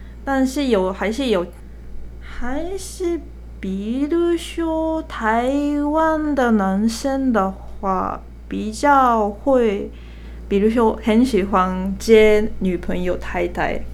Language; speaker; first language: Chinese; non-native, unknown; Japanese